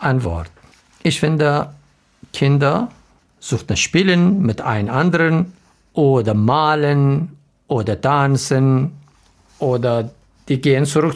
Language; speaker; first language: German; non-native, learner; Arabic